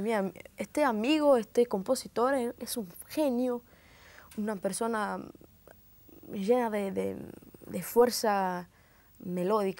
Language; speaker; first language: Spanish; non-native, fluent; Portuguese